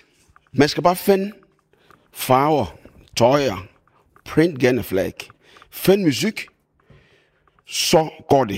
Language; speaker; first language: Danish; non-native, fluent; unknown